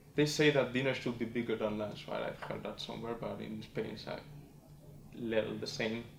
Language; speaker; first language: English; non-native, fluent; Spanish